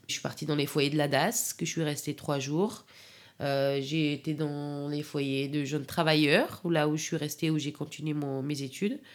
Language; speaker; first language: French; non-native, fluent; Persian